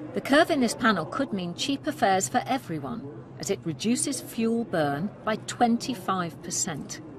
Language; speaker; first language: English; native; English